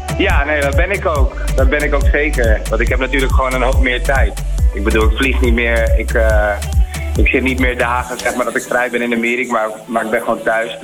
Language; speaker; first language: Dutch; native; Dutch